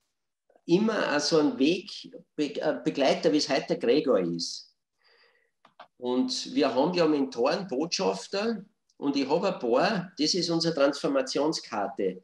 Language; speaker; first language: German; native; German